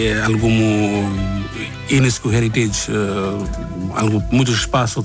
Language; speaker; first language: Portuguese; non-native, learner; Bangla